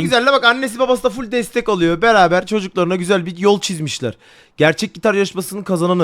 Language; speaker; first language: Turkish; native; Turkish